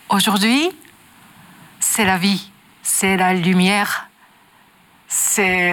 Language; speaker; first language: French; non-native, learner; Japanese